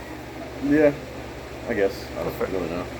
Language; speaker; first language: English; native; English